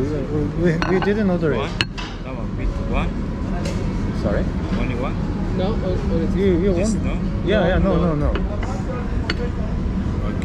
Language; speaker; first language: English; non-native, learner; Korean